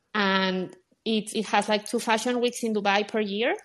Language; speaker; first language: English; non-native, fluent; Spanish